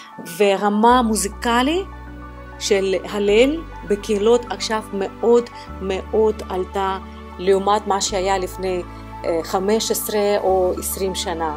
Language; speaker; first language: Hebrew; non-native, fluent; Russian